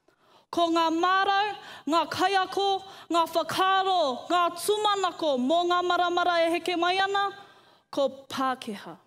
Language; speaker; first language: Māori; non-native, local second language; English